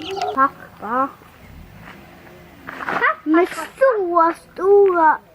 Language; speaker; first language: Swedish; native; Swedish